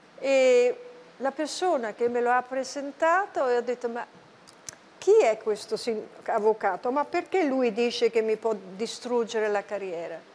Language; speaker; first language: Italian; non-native, fluent; German